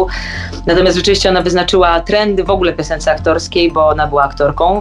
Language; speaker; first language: Polish; native; Polish